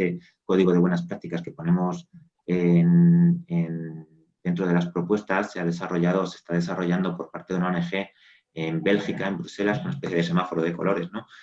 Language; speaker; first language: Spanish; native; Spanish